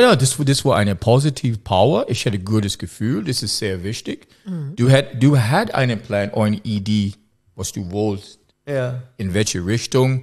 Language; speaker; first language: German; non-native, learner; English